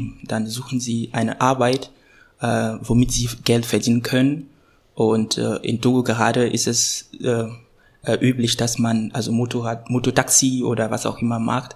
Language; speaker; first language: German; non-native, fluent; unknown